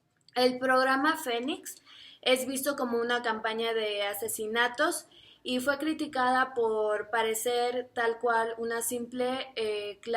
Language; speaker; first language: Spanish; native; Spanish